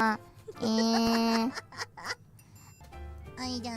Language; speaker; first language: Japanese; native; Japanese